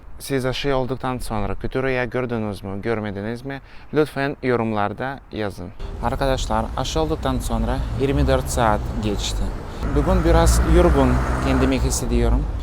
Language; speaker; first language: Turkish; non-native, learner; Russian